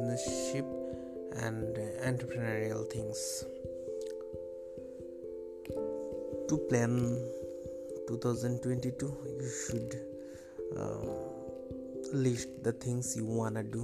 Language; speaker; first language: English; non-native, local second language; Bangla